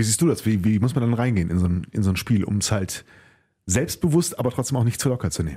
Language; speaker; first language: German; native; German